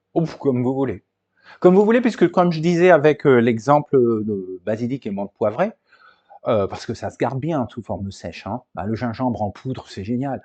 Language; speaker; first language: French; native; French